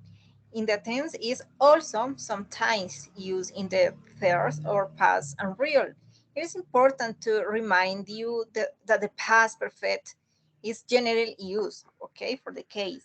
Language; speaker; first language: English; non-native, learner; Spanish